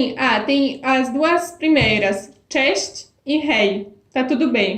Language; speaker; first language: Portuguese; non-native, fluent; Polish